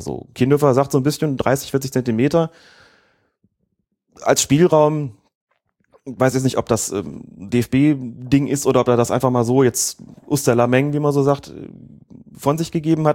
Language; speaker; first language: German; native; German